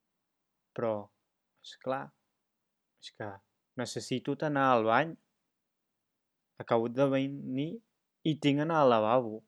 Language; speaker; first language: Catalan; non-native, learner; English